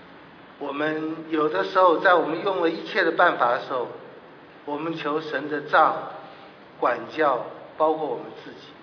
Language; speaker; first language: Chinese; native; Chinese